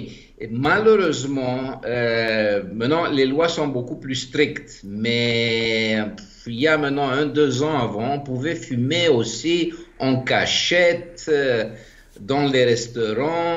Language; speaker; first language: French; non-native, fluent; Greek